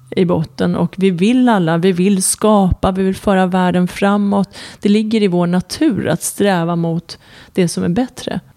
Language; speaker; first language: Swedish; early bilingual, other home language; Persian